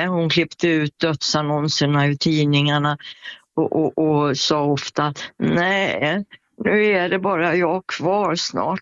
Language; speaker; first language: Swedish; native; Swedish